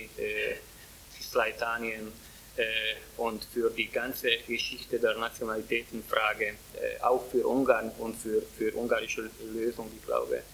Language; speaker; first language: German; non-native, fluent; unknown